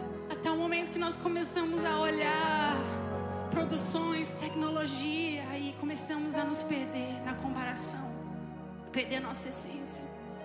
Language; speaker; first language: Portuguese; native; Portuguese